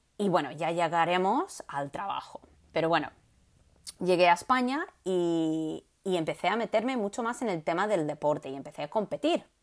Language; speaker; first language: Spanish; non-native, fluent; English